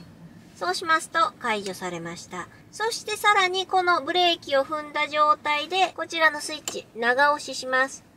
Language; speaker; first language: Japanese; native; Japanese